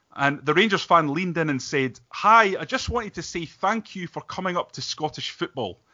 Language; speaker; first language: English; native; English